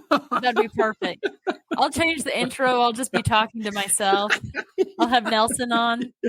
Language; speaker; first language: English; native; English